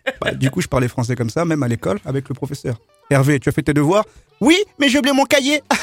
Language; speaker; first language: French; early bilingual, other home language; Lingala